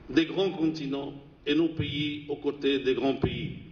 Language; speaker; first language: French; non-native, local second language; Arabic